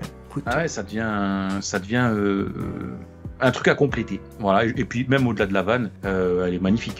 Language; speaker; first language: French; native; French